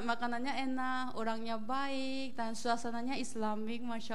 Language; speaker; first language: Indonesian; non-native, learner; Korean